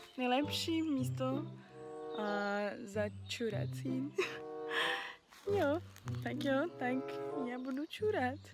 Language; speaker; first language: Czech; non-native, learner; Portuguese